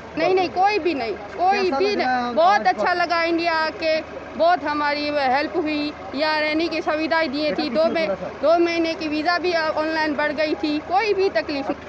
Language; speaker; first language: Urdu; non-native, local second language; Sindhi